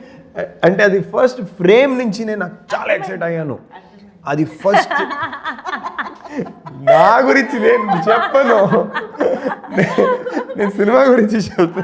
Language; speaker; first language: Telugu; non-native, learner; Kannada